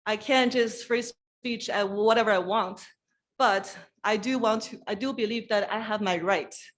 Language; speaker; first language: English; non-native, fluent; Chinese